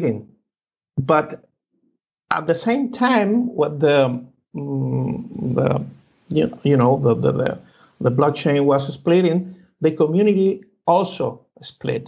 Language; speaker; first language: English; non-native, learner; Spanish